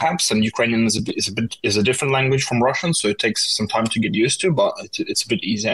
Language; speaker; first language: English; non-native, fluent; Russian